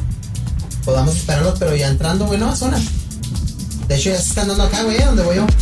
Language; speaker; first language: Spanish; native; Spanish